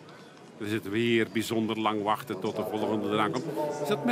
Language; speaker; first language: Dutch; native; Dutch